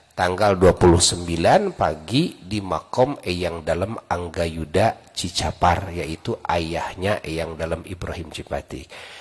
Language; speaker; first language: Indonesian; non-native, local second language; Sundanese